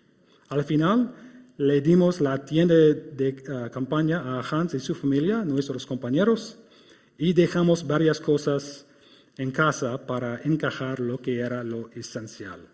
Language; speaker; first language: Spanish; non-native, fluent; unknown